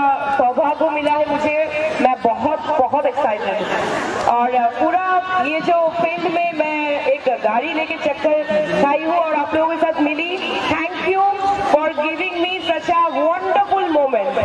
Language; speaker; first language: Hindi; non-native, local second language; Bangla